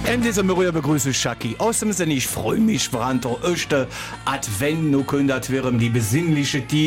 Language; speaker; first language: German; native; German